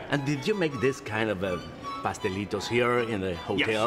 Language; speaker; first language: English; non-native, learner; Spanish